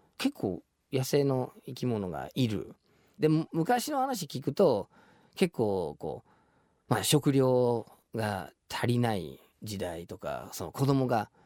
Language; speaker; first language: Japanese; non-native, fluent; English